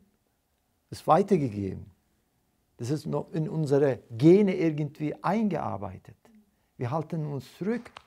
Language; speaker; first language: German; non-native, fluent; Turkish